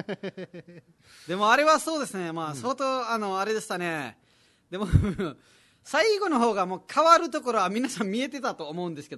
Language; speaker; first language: Japanese; non-native, fluent; Nepali